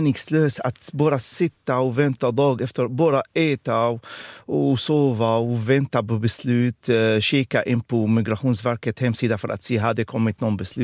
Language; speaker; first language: Swedish; non-native, fluent; Arabic